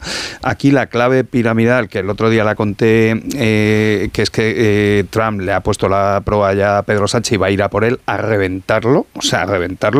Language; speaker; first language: Spanish; native; Spanish